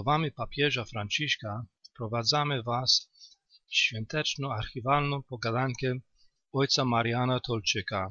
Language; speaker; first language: Polish; native; Polish